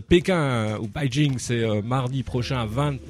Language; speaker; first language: French; native; French